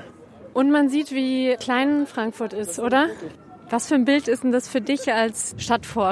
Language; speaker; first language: German; native; German